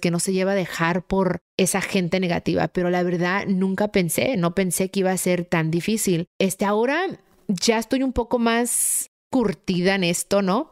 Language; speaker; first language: Spanish; early bilingual, heritage; Spanish